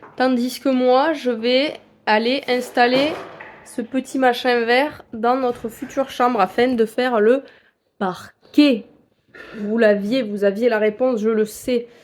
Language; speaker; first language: French; native; French